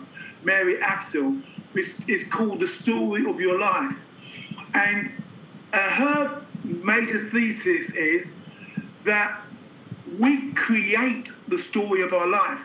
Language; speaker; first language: English; native; English